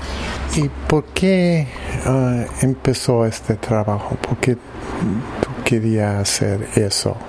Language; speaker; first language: Spanish; non-native, fluent; English